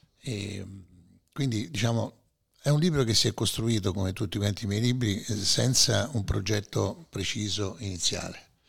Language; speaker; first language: Italian; native; Italian